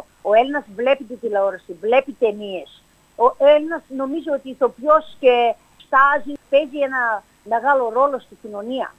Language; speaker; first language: Greek; early bilingual, heritage; English